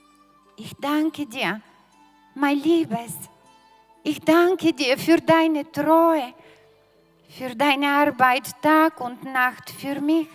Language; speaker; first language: German; non-native, fluent; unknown